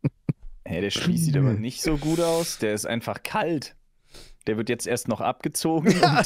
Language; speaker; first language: German; native; German